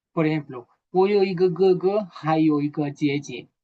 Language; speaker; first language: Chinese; non-native, fluent; Spanish